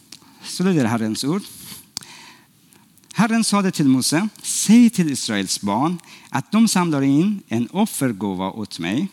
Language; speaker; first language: Swedish; non-native, fluent; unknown